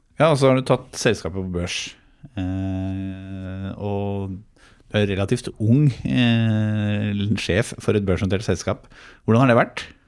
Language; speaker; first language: Norwegian; native; Norwegian